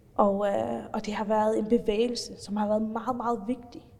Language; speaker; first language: Danish; non-native, fluent; Faroese